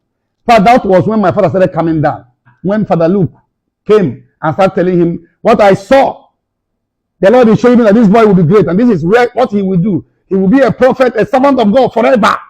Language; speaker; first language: English; non-native, local second language; Igbo